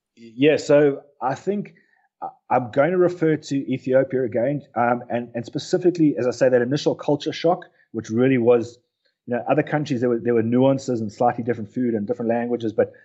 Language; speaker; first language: English; native; English